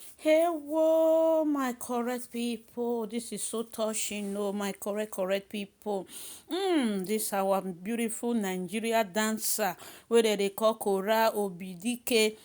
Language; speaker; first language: Nigerian Pidgin; native; Nigerian Pidgin